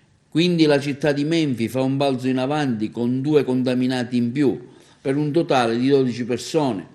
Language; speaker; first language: Italian; native; Italian